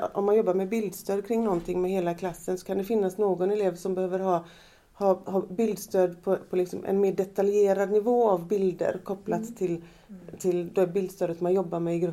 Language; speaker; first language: Swedish; native; Swedish